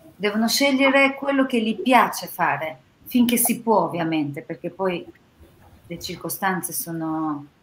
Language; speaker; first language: Italian; non-native, fluent; Albanian